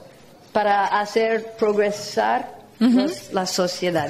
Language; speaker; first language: Spanish; non-native, fluent; English